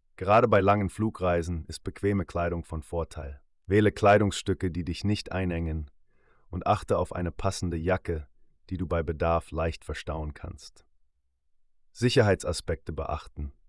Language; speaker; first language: German; native; German